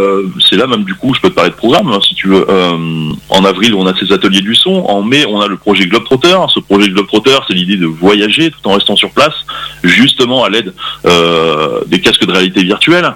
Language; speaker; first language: French; native; French